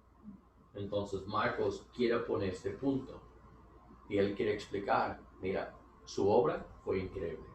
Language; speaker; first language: Spanish; non-native, learner; English